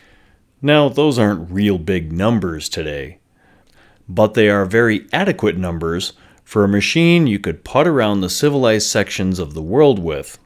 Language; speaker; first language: English; native; English